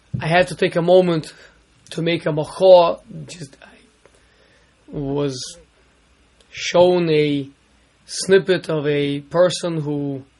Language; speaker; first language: English; native; English